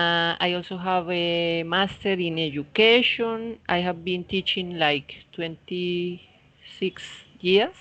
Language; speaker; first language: English; non-native, fluent; Spanish